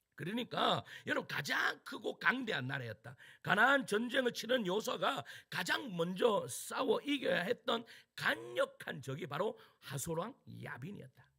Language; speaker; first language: Korean; native; Korean